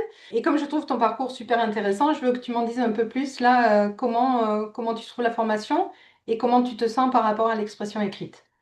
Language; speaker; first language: French; native; French